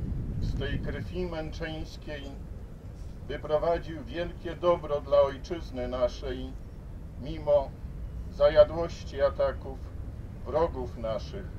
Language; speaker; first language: Polish; native; Polish